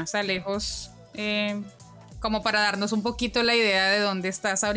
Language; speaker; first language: Spanish; native; Spanish